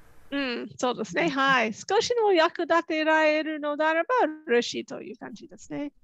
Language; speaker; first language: Japanese; non-native, fluent; English